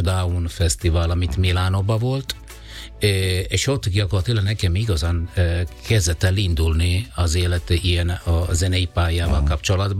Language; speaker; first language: Hungarian; non-native, fluent; Italian